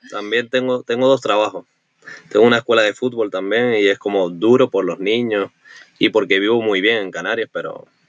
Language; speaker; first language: Spanish; native; Spanish